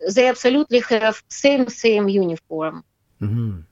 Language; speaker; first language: English; non-native, learner; Russian